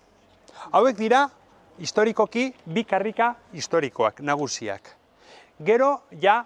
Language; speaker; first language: Basque; native; Basque